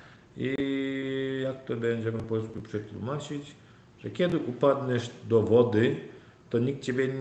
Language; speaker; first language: Polish; non-native, learner; Turkmen